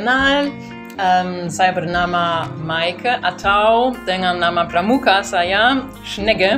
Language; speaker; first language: Indonesian; non-native, learner; German